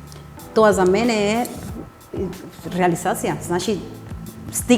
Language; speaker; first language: Macedonian; non-native, learner; Spanish